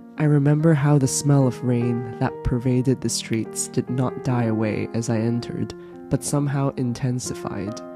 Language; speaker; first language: English; non-native, local second language; Cantonese